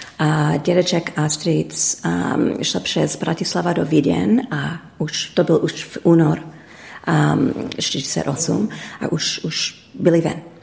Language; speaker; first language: Czech; early bilingual, heritage; English